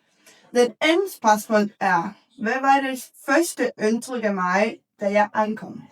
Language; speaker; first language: Danish; non-native, learner; Spanish